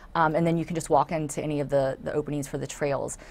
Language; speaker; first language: English; native; English